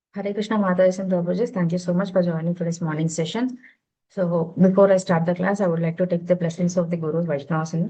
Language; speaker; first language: English; non-native, local second language; Telugu